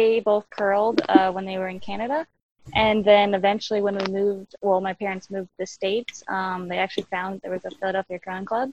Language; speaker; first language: English; native; English